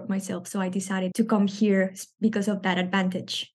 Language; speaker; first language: English; non-native, fluent; Spanish